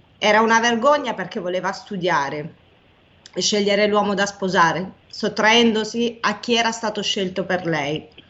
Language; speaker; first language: Italian; native; Italian